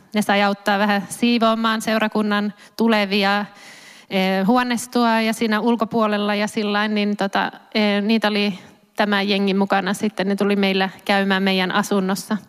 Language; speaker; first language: Finnish; early bilingual, heritage; Finnish